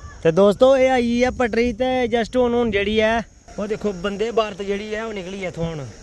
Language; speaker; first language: Punjabi; non-native, local second language; Dogri